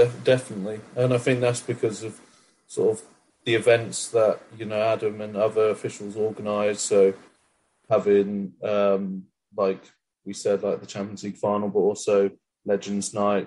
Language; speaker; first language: English; native; English